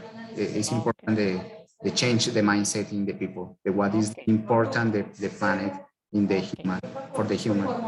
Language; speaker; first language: English; non-native, learner; Spanish